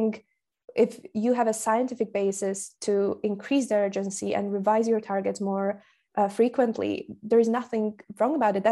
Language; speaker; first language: English; non-native, fluent; Slovak